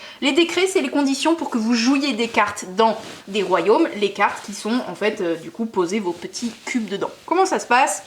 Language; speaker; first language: French; native; French